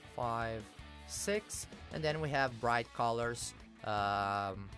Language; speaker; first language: English; non-native, fluent; Portuguese